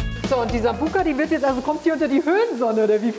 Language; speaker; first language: German; native; German